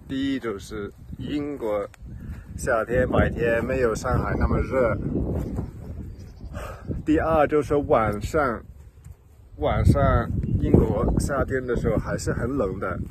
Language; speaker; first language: Chinese; non-native, fluent; English